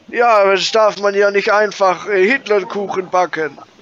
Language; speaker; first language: German; native; German